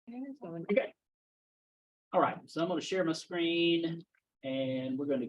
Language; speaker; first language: English; native; English